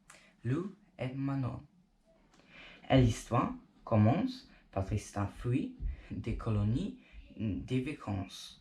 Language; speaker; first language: French; non-native, learner; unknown